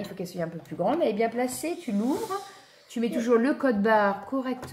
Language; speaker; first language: French; native; French